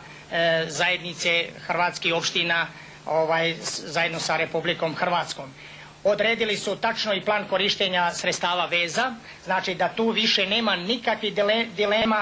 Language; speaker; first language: Bosnian; native; Bosnian